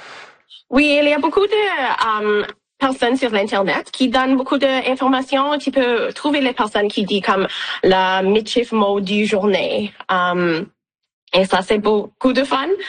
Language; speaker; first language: French; non-native, local second language; English